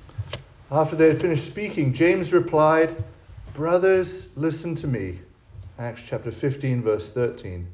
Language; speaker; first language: English; native; English